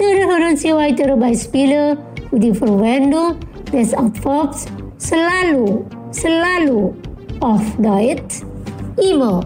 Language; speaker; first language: German; non-native, fluent; Indonesian